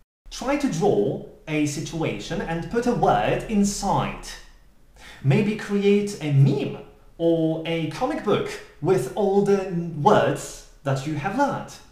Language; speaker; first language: English; non-native, fluent; Polish